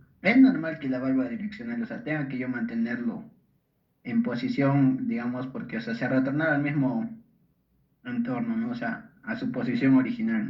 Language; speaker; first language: Spanish; native; Spanish